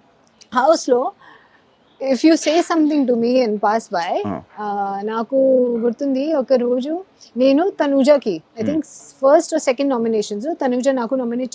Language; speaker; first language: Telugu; non-native, learner; Hindi